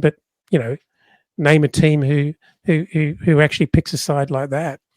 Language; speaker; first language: English; native; English